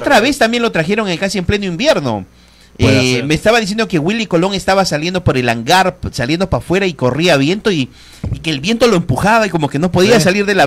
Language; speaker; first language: Spanish; native; Spanish